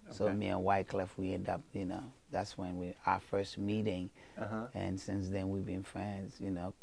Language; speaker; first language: English; early bilingual, other home language; Haitian Creole